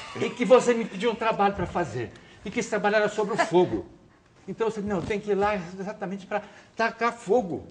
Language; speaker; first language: Portuguese; native; Portuguese